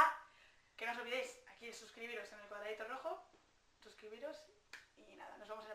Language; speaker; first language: Spanish; native; Spanish